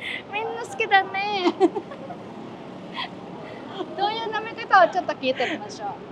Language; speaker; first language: Japanese; non-native, fluent; Filipino